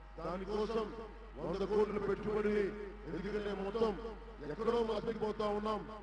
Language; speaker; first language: Telugu; native; Telugu